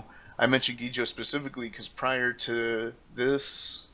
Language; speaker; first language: English; native; English